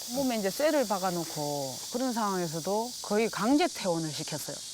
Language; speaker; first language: Korean; native; Korean